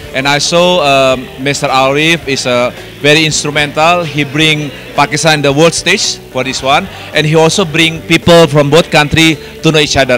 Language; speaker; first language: English; non-native, fluent; Indonesian